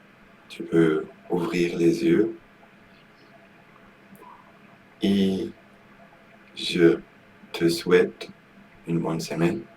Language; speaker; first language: French; non-native, learner; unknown